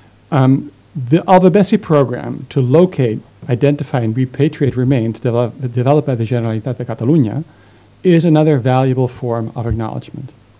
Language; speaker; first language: English; non-native, fluent; Dutch